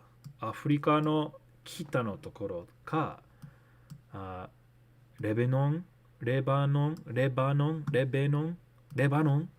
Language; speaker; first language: Japanese; non-native, learner; English